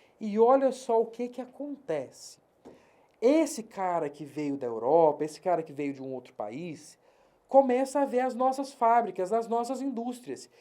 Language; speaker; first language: Portuguese; native; Portuguese